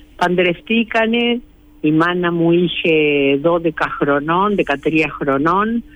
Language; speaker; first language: Greek; early bilingual, heritage; Greek